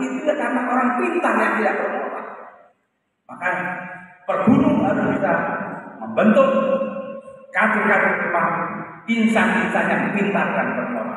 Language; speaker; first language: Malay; non-native, local second language; Javanese